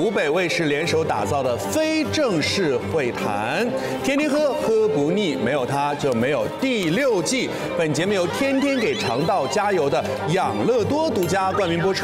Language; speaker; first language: Chinese; native; Chinese